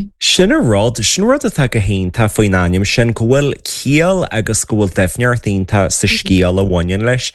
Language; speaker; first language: Irish; native; Irish